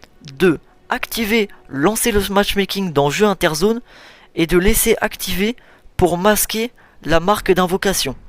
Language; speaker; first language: French; native; French